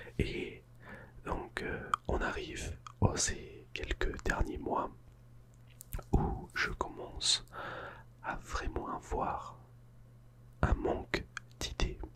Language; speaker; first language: French; non-native, fluent; English